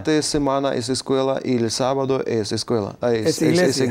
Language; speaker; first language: Spanish; non-native, fluent; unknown